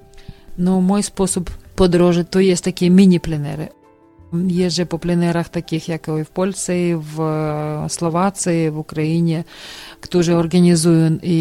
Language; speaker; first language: Polish; non-native, learner; Ukrainian